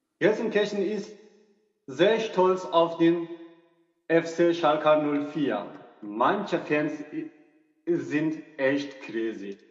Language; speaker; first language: German; non-native, fluent; Persian